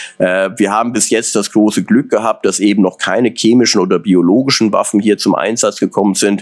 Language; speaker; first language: German; native; German